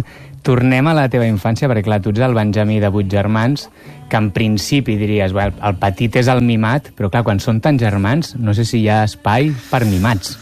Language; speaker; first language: Catalan; native; Catalan